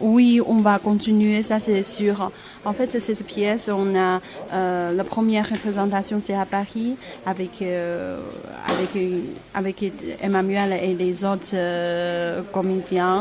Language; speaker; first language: French; non-native, fluent; Chinese